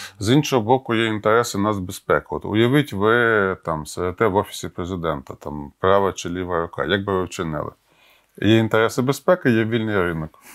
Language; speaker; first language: Ukrainian; native; Ukrainian